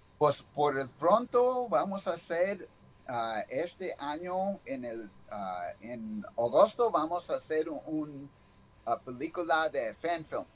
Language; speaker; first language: Spanish; early bilingual, heritage; Spanish